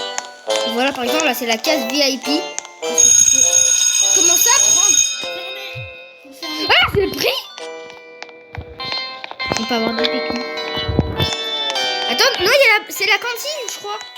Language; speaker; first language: French; native; French